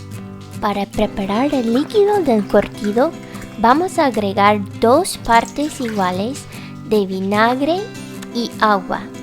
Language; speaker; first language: Spanish; non-native, fluent; English